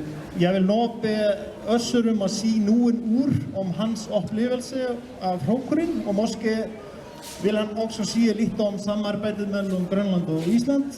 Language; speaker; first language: Danish; non-native, fluent; Icelandic